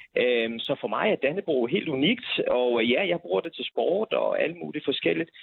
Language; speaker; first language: Danish; early bilingual, other home language; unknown